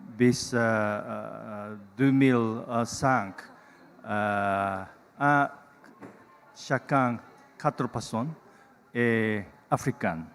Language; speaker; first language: French; non-native, learner; Japanese